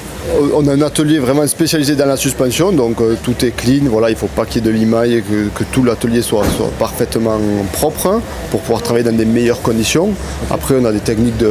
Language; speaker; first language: French; native; French